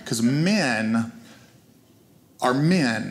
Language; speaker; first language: English; native; English